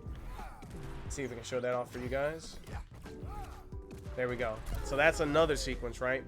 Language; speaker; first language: English; native; English